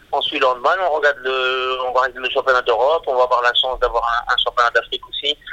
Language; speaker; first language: French; non-native, local second language; Arabic